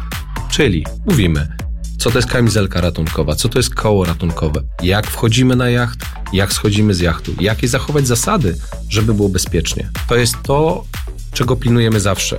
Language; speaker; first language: Polish; native; Polish